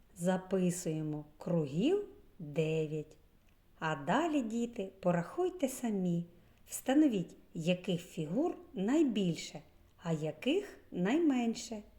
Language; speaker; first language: Ukrainian; native; Ukrainian